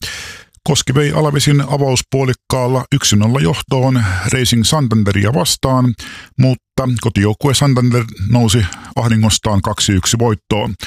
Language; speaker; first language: Finnish; native; Finnish